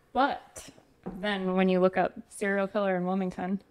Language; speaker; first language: English; native; English